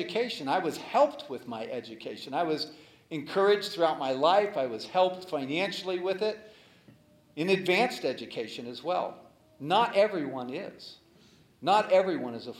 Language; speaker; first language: English; native; English